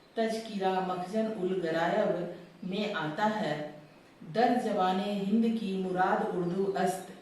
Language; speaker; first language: Hindi; native; Hindi